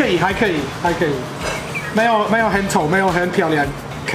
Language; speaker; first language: Chinese; non-native, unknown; English